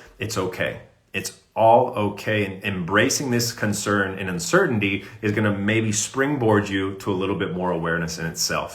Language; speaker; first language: English; native; English